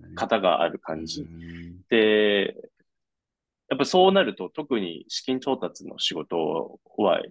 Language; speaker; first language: Japanese; non-native, fluent; Chinese